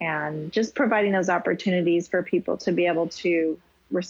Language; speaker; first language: English; native; English